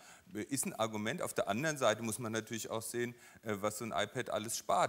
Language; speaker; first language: German; native; German